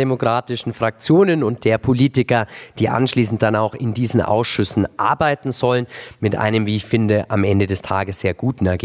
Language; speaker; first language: German; native; German